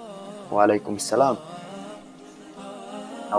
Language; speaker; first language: English; non-native, learner; Arabic